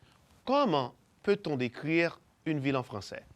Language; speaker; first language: French; non-native, fluent; Spanish